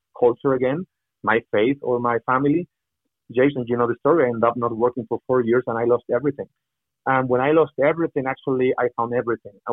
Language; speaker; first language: English; non-native, fluent; Spanish